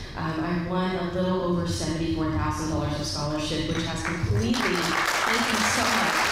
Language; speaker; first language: English; native; English